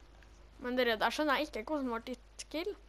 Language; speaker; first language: Norwegian; native; Norwegian